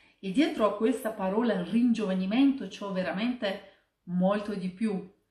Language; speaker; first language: Italian; non-native, fluent; Russian